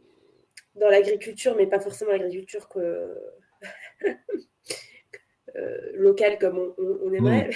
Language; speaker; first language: French; native; French